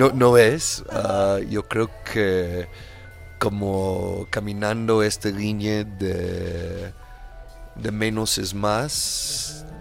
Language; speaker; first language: Spanish; non-native, fluent; English